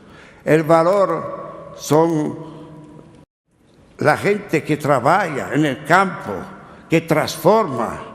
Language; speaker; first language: Spanish; non-native, learner; Italian